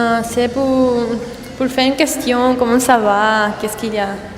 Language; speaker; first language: French; non-native, learner; Spanish